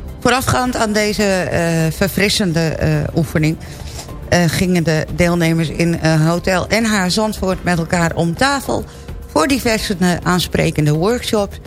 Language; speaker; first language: Dutch; native; Dutch